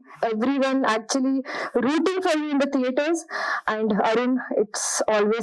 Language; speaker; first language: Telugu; non-native, learner; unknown